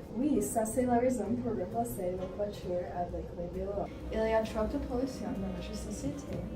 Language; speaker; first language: French; non-native, learner; English